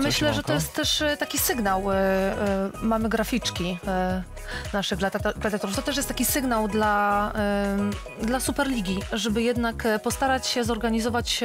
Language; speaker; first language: Polish; native; Polish